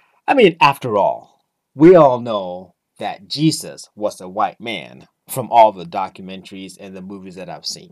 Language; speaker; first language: English; non-native, local second language; Ewe